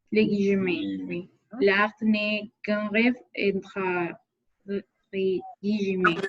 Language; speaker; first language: French; non-native, learner; Spanish